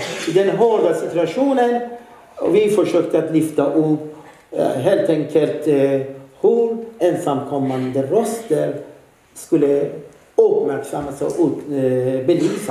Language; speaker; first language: Swedish; non-native, fluent; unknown